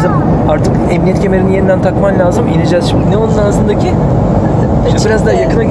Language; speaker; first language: Turkish; native; Turkish